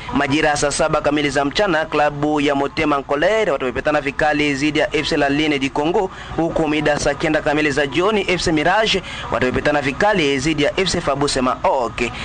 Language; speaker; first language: Swahili; non-native, local second language; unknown